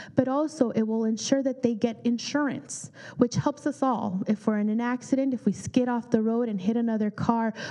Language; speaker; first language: English; early bilingual, other home language; Spanish